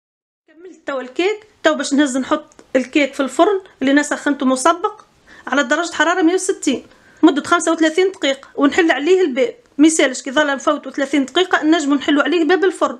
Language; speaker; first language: Arabic; native; Arabic